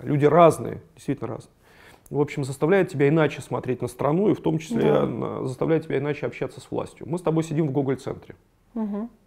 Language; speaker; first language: Russian; native; Russian